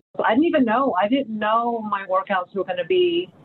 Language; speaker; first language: English; early bilingual, other home language; Filipino